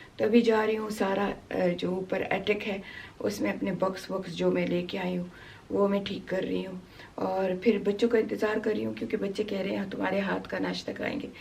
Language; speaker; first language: Urdu; non-native, local second language; Pashto